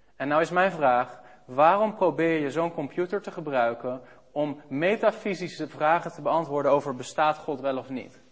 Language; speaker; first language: Dutch; native; Dutch